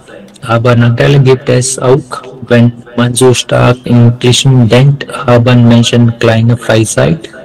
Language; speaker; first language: German; non-native, learner; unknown